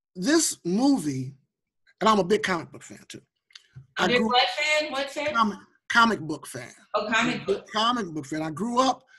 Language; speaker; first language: English; native; English